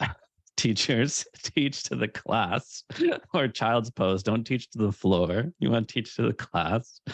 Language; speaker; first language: English; native; English